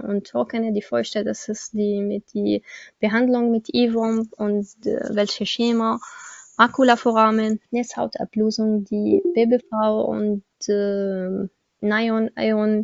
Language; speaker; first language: German; non-native, learner; Arabic